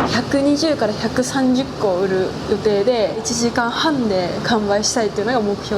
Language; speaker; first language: Japanese; native; Japanese